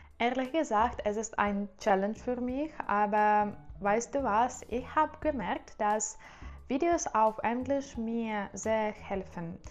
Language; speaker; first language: German; non-native, learner; Ukrainian